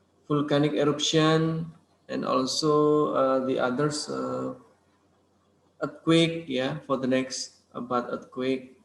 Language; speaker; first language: English; non-native, learner; Indonesian